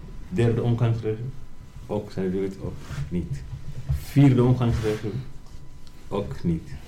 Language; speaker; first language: Dutch; non-native, learner; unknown